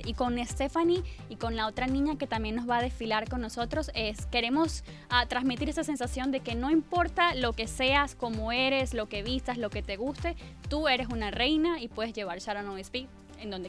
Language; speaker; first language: Spanish; native; Spanish